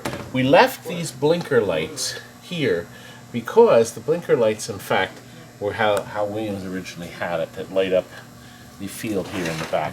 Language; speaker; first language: English; native; English